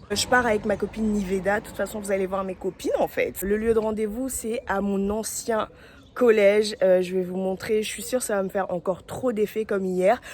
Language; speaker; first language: French; early bilingual, other home language; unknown